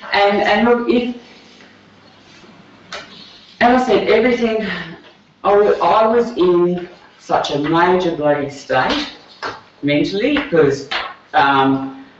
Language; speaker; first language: English; native; English